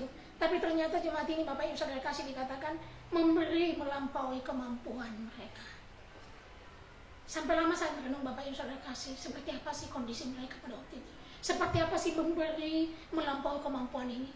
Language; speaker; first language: Indonesian; native; Indonesian